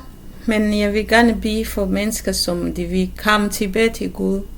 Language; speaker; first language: Danish; non-native, learner; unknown